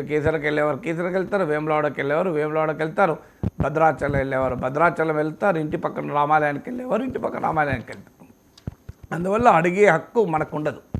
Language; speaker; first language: Telugu; native; Telugu